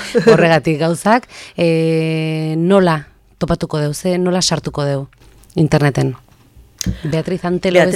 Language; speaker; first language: Basque; native; Basque